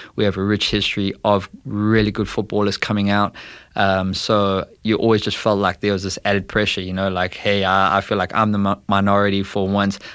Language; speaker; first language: English; native; English